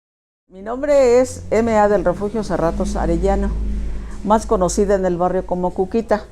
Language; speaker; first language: Spanish; native; Spanish